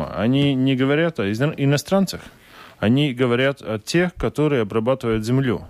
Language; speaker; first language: Russian; non-native, local second language; Latvian